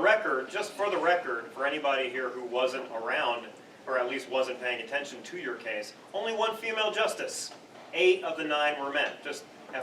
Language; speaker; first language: English; native; English